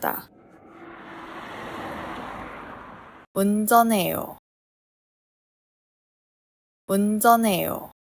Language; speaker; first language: Korean; non-native, fluent; Chinese